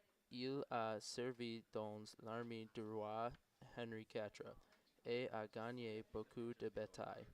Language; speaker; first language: French; non-native, learner; English